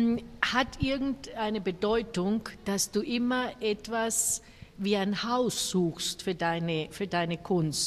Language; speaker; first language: German; non-native, fluent; Spanish